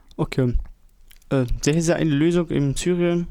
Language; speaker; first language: German; non-native, learner; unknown